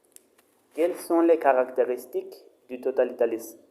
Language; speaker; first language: French; non-native, learner; Spanish